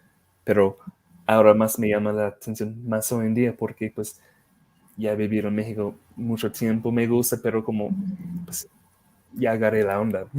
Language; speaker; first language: Spanish; non-native, fluent; English